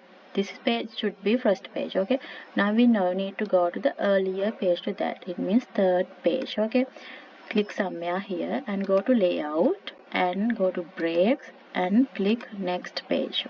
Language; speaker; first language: English; non-native, local second language; Sinhala